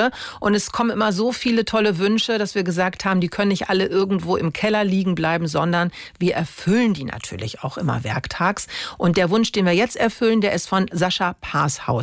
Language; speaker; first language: German; native; German